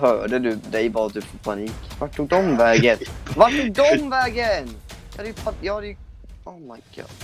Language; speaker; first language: Swedish; native; Swedish